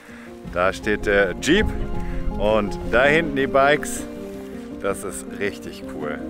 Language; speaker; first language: German; native; German